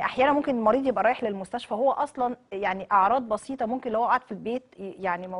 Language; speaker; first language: Arabic; native; Arabic